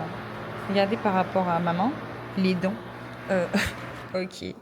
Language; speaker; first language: French; native; French